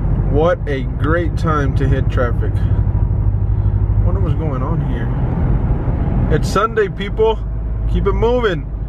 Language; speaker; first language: English; early bilingual, other home language; Spanish